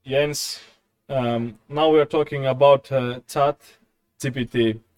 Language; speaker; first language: English; non-native, fluent; Greek